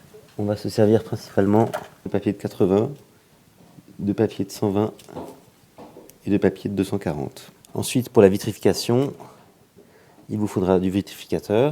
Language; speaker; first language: French; native; French